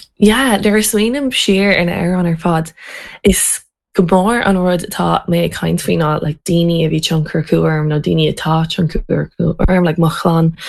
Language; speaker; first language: Irish; non-native, local second language; English